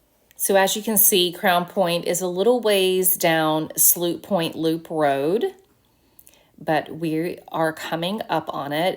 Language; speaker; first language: English; native; English